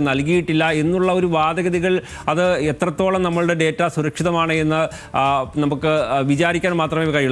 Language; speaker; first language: Malayalam; native; Malayalam